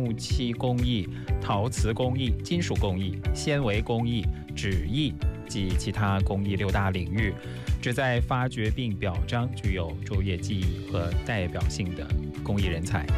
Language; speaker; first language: Chinese; native; Chinese